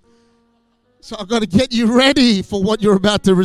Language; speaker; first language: English; native; English